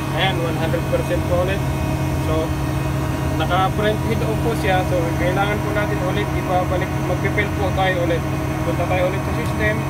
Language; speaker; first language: Filipino; non-native, local second language; Cebuano